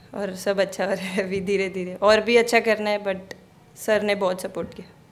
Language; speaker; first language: Hindi; native; Hindi